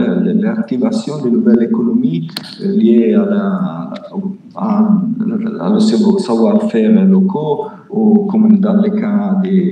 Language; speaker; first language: French; non-native, fluent; Italian